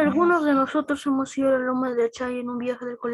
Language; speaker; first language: Spanish; native; Spanish